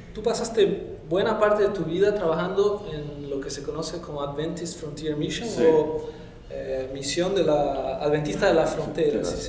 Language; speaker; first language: Spanish; non-native, fluent; Portuguese